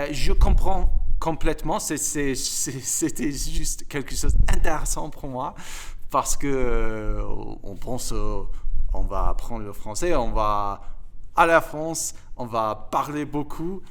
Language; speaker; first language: French; non-native, fluent; English